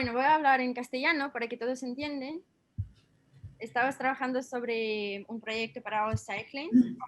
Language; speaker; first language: Spanish; non-native, fluent; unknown